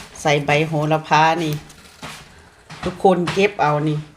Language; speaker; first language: Thai; non-native, local second language; Lao